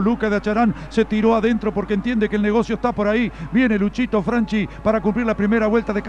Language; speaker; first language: Spanish; native; Spanish